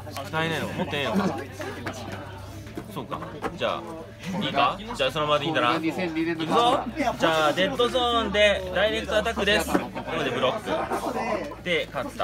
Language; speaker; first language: Japanese; native; Japanese